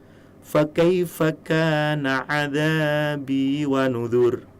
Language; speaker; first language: Arabic; non-native, fluent; Indonesian